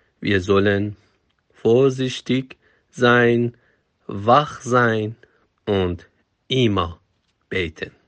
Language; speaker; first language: German; non-native, fluent; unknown